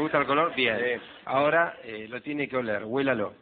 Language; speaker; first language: Spanish; native; Spanish